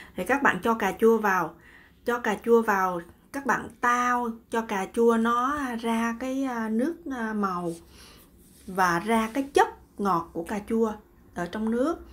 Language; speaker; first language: Vietnamese; native; Vietnamese